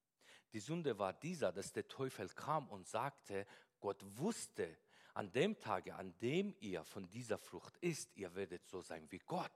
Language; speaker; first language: German; non-native, fluent; Persian